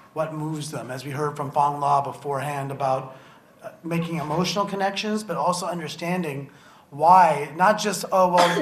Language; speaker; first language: English; native; English